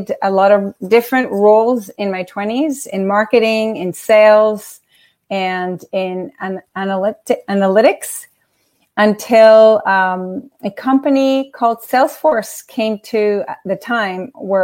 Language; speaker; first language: English; non-native, fluent; Spanish